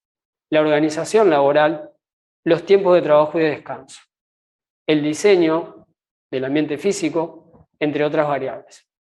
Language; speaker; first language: Spanish; native; Spanish